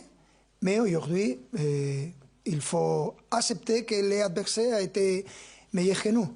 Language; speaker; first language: French; non-native, fluent; Spanish